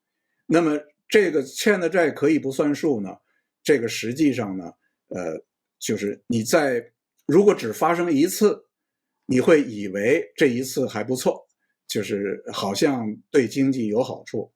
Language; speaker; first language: Chinese; native; Chinese